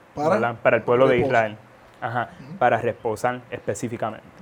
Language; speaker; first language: Spanish; early bilingual, heritage; Spanish